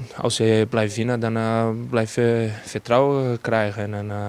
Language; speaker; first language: Dutch; non-native, fluent; Portuguese